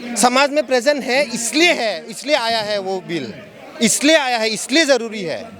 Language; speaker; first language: Hindi; non-native, local second language; Assamese